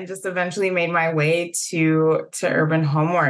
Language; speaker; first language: English; native; English